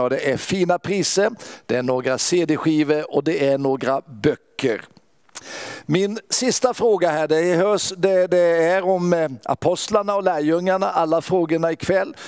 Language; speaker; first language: Swedish; native; Swedish